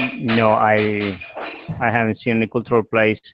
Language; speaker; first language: English; non-native, learner; Spanish